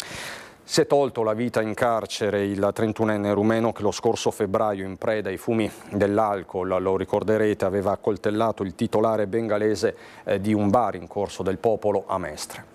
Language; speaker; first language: Italian; native; Italian